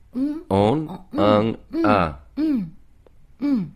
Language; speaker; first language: French; non-native, fluent; English